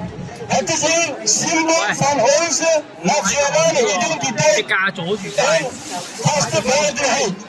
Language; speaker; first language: Dutch; non-native, learner; Uyghur